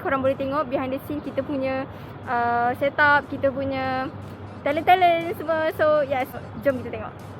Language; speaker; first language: Malay; native; Malay